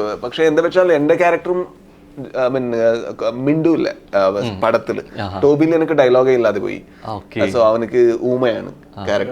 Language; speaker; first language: Malayalam; non-native, local second language; Kannada